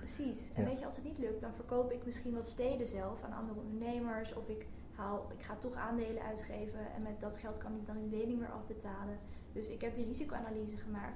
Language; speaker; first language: Dutch; native; Dutch